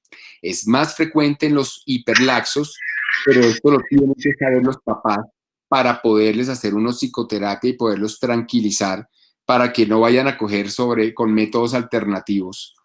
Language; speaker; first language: Spanish; native; Spanish